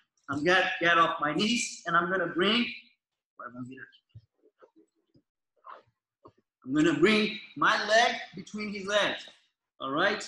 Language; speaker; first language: English; non-native, fluent; Portuguese